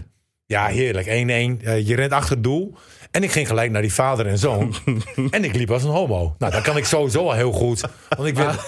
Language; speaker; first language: Dutch; native; Dutch